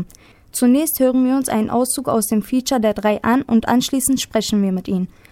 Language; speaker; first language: German; native; German